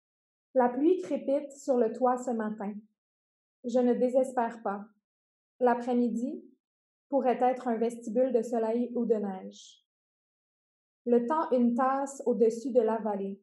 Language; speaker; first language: French; native; French